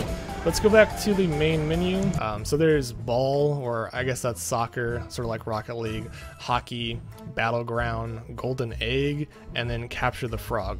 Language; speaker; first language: English; native; English